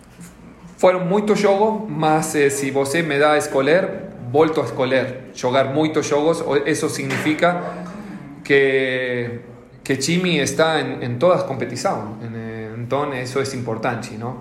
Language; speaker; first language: Portuguese; non-native, learner; Spanish